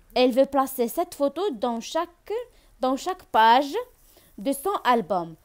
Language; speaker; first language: French; non-native, local second language; Arabic